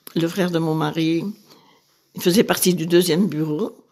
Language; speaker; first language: French; native; French